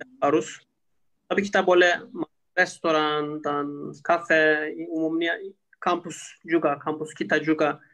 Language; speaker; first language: Indonesian; non-native, learner; Turkish